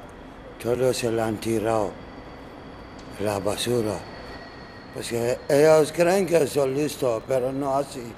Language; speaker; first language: Spanish; non-native, learner; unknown